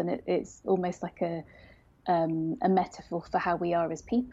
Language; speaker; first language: English; native; English